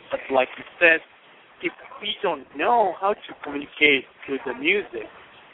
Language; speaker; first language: English; non-native, fluent; Japanese